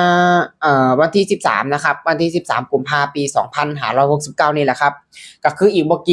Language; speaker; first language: Thai; non-native, local second language; Lao